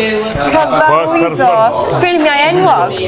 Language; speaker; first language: Welsh; non-native, learner; English